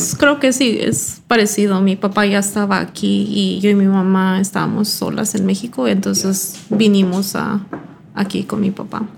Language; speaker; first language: Spanish; early bilingual, heritage; Spanish